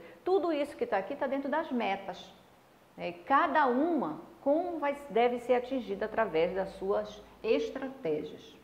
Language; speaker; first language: Portuguese; native; Portuguese